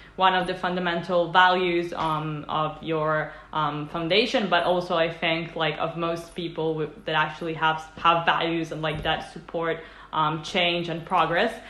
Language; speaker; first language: English; non-native, fluent; Italian